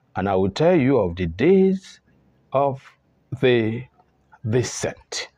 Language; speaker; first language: English; non-native, local second language; Yoruba